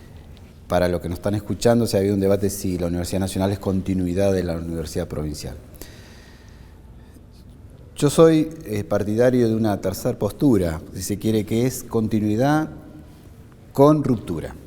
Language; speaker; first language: Spanish; native; Spanish